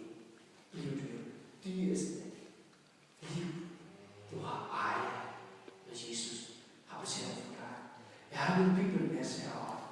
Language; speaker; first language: Danish; non-native, fluent; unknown